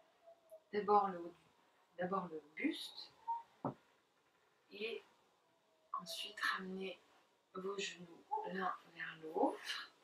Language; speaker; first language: French; native; French